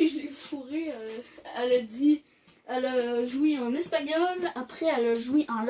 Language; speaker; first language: French; native; French